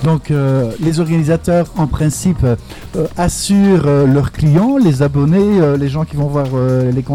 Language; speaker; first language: French; native; French